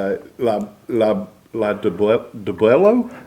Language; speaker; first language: Spanish; non-native, learner; English